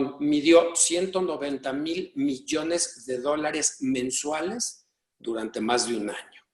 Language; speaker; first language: Spanish; native; Spanish